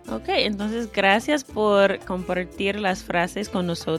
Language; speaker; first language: Spanish; non-native, fluent; English